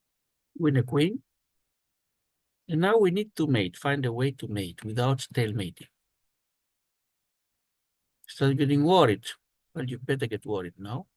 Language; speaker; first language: English; non-native, fluent; Greek